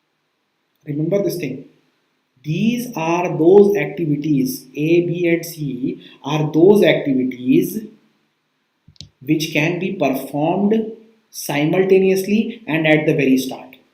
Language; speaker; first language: English; non-native, local second language; Hindi